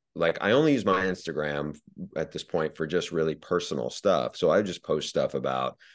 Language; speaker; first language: English; native; English